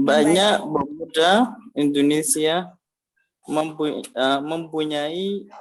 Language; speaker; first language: Indonesian; non-native, learner; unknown